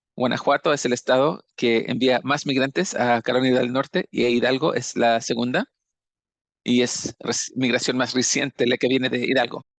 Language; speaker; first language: Spanish; native; Spanish